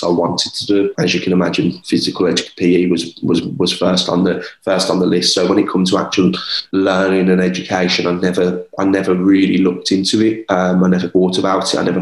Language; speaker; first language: English; native; English